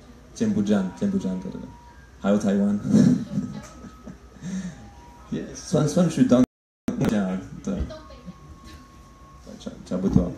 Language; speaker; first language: Chinese; non-native, learner; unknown